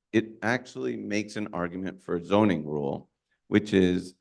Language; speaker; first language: English; native; English